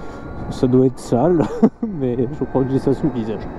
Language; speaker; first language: French; native; French